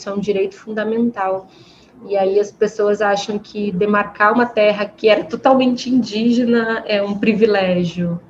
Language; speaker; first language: Portuguese; native; Portuguese